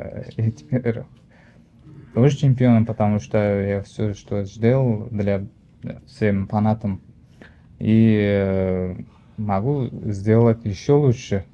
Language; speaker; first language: Russian; non-native, learner; Uzbek